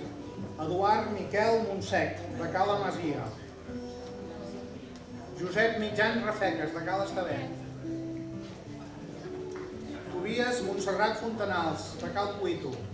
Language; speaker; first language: Catalan; native; Catalan